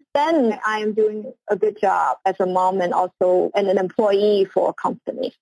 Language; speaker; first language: English; non-native, local second language; Cantonese